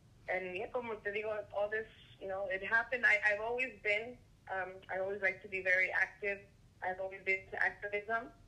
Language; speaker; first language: English; early bilingual, other home language; Spanish